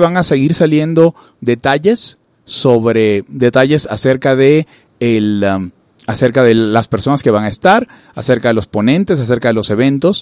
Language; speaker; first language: Spanish; native; Spanish